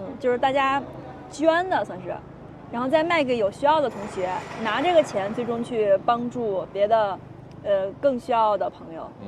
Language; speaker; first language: Chinese; native; Chinese